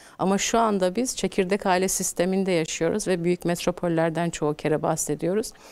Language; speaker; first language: Turkish; native; Turkish